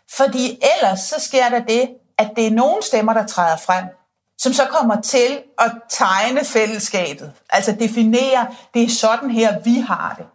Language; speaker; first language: Danish; native; Danish